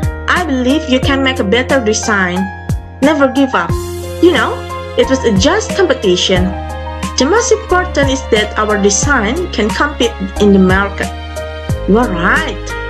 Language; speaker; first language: English; non-native, fluent; Indonesian